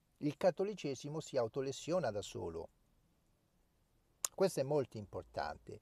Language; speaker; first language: Italian; native; Italian